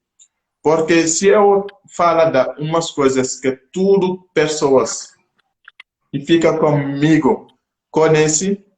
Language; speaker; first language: Portuguese; non-native, local second language; French